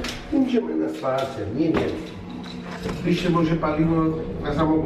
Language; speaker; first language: Polish; non-native, learner; Italian